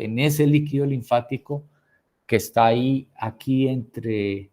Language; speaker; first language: Spanish; native; Spanish